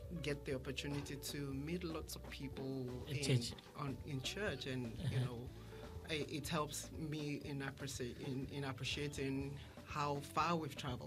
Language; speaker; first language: English; non-native, local second language; Yoruba